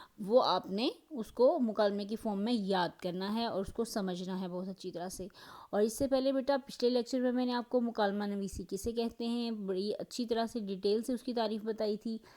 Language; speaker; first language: Urdu; native; Urdu